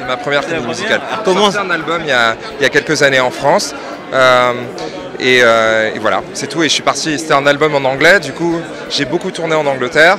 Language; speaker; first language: French; native; French